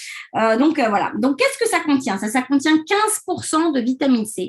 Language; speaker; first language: French; native; French